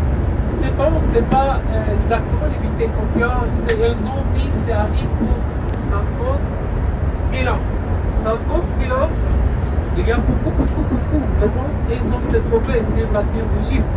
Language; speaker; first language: French; non-native, learner; Arabic